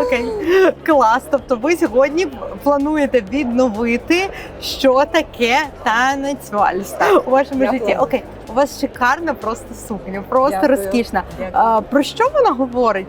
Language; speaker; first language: Ukrainian; native; Ukrainian